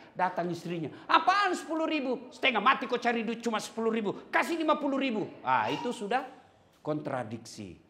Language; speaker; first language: Indonesian; non-native, local second language; Buginese